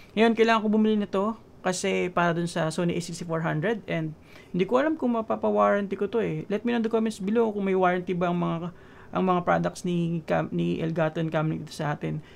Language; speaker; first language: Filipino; native; Filipino